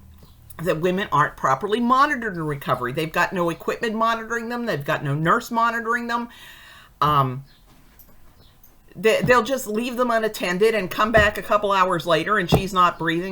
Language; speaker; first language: English; native; English